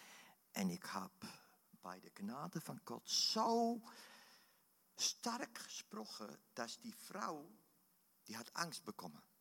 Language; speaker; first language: German; non-native, learner; Dutch